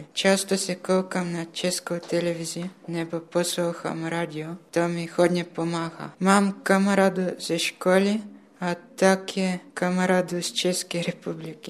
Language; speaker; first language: Czech; early bilingual, other home language; Bulgarian